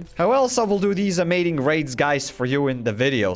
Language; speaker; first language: English; non-native, fluent; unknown